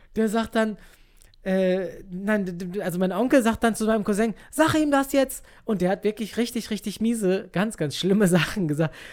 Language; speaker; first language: German; early bilingual, other home language; Turkish